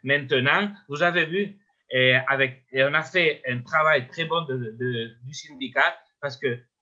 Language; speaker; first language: French; non-native, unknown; Spanish